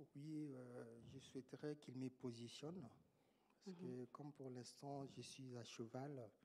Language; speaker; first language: French; native; French